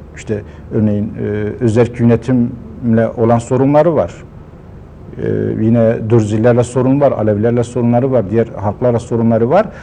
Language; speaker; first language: Turkish; non-native, local second language; Kurdish